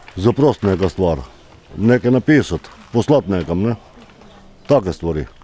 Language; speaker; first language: Slovenian; non-native, local second language; Romany